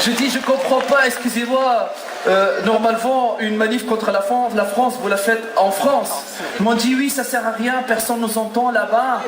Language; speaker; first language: French; non-native, local second language; Arabic